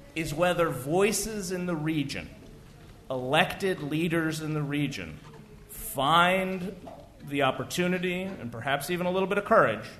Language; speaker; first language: English; early bilingual, other home language; Spanish